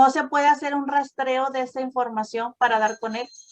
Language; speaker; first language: Spanish; native; Spanish